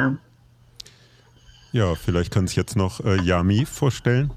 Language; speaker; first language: German; native; German